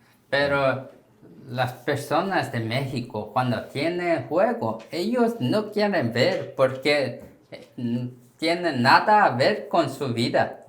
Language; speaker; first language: Spanish; non-native, fluent; Korean